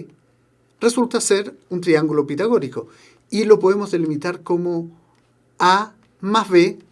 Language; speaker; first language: Spanish; native; Spanish